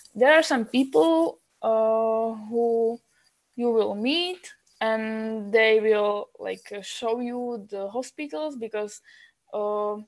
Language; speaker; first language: English; non-native, fluent; Slovak